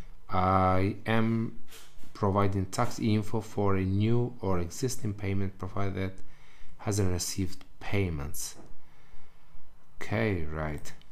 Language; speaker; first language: English; non-native, learner; Albanian